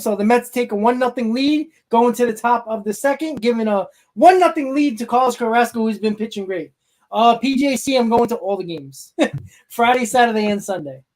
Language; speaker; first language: English; native; English